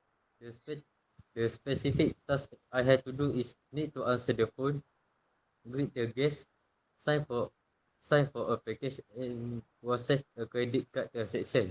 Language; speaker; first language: English; non-native, local second language; Malay